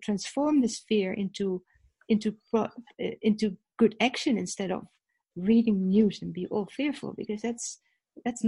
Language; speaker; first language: English; non-native, fluent; Dutch